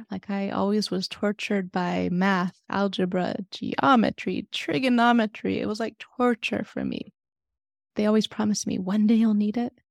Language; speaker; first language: English; native; English